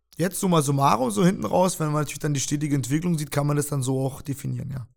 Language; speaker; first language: German; early bilingual, other home language; Russian